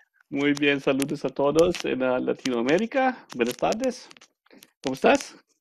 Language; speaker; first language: Spanish; non-native, learner; English